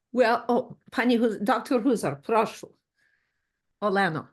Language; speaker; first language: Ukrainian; early bilingual, heritage; Ukrainian